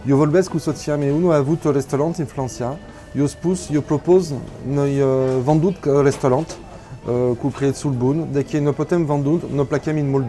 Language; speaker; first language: Romanian; non-native, learner; French